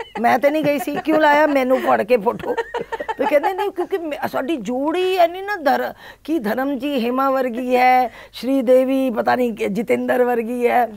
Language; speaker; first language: Punjabi; early bilingual, heritage; Punjabi